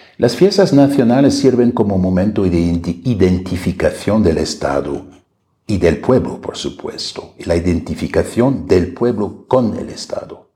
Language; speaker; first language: Spanish; non-native, fluent; German